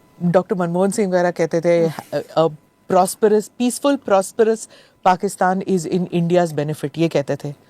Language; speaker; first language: Hindi; native; Hindi